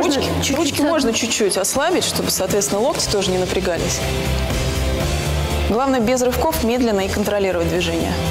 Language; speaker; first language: Russian; native; Russian